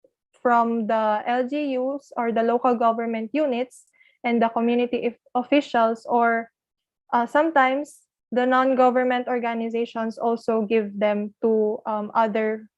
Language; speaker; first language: English; non-native, local second language; Filipino